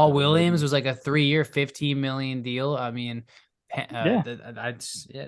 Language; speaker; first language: English; native; English